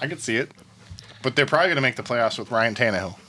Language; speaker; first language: English; native; English